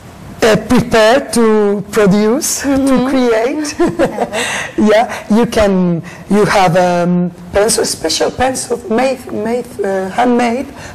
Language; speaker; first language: English; non-native, learner; Spanish